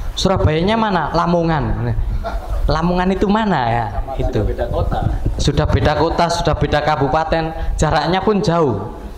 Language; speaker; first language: Indonesian; native; Indonesian